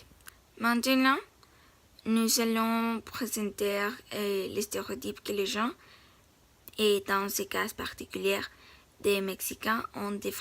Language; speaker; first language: French; non-native, learner; Spanish